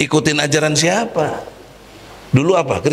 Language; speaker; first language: Indonesian; native; Indonesian